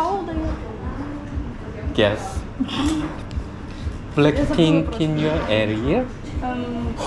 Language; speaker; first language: English; non-native, learner; Korean